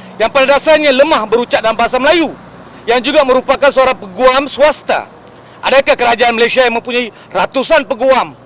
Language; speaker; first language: Malay; non-native, local second language; Tamil